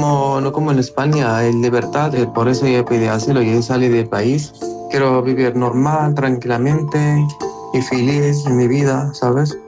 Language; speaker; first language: Spanish; non-native, learner; Arabic